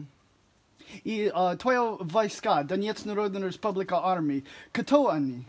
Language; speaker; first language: Russian; non-native, learner; English